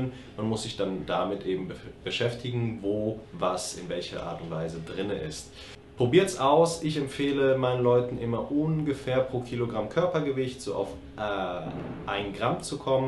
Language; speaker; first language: German; native; German